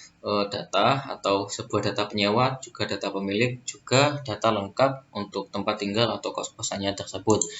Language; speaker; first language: Indonesian; native; Indonesian